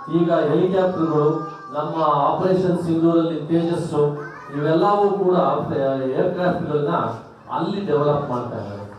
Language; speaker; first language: Kannada; native; Kannada